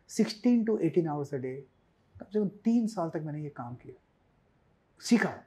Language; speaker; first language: Hindi; non-native, local second language; Sindhi